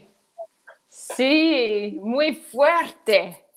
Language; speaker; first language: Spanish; non-native, learner; French